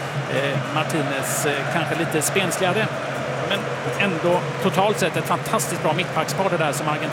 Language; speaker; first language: Swedish; native; Swedish